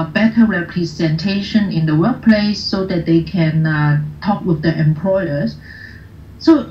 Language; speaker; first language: English; non-native, local second language; Cantonese